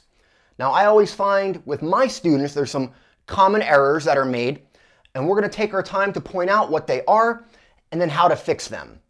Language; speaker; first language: English; native; English